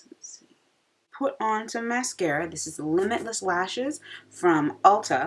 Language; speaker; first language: English; native; English